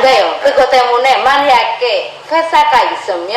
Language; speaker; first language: Korean; non-native, fluent; Indonesian